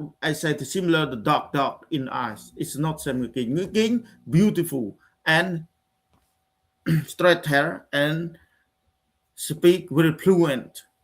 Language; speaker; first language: English; non-native, learner; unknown